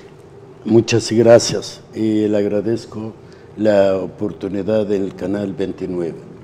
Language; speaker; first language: Spanish; non-native, fluent; Arabic